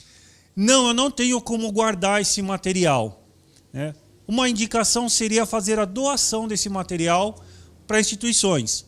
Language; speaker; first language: Portuguese; native; Portuguese